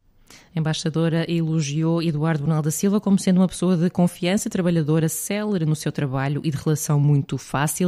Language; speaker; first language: Portuguese; native; Portuguese